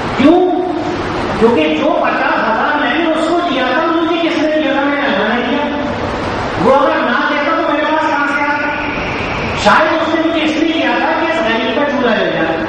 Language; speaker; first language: Urdu; native; Urdu